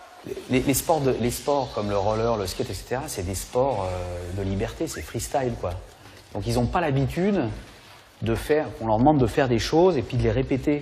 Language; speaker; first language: French; native; French